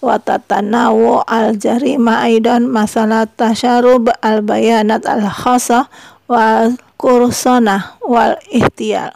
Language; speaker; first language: Arabic; non-native, fluent; Indonesian